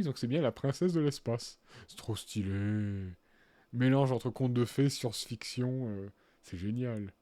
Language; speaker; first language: French; native; French